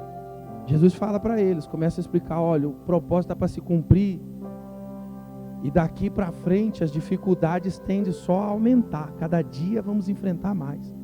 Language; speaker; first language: Portuguese; native; Portuguese